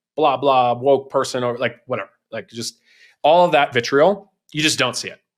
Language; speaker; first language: English; native; English